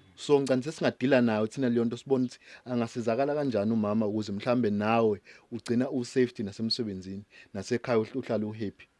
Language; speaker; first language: Zulu; native; Zulu